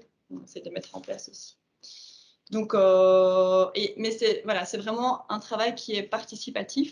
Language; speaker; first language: French; native; French